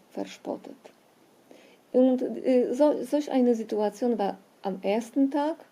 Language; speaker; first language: German; non-native, fluent; Polish